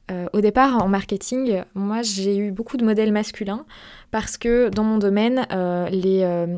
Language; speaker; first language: French; native; French